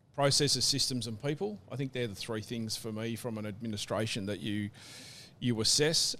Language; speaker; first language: English; native; English